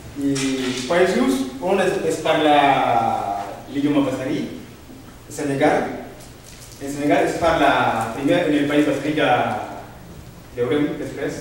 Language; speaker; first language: Catalan; non-native, learner; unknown